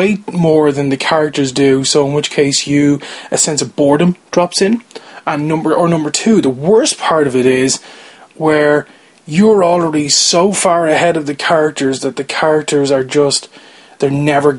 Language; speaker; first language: English; native; English